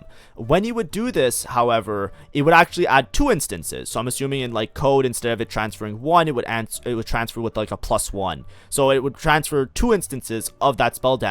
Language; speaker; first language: English; native; English